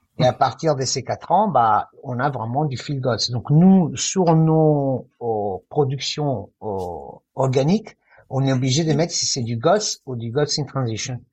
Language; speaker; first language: French; non-native, fluent; Italian